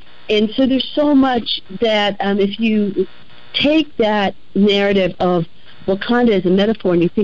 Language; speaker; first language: English; native; English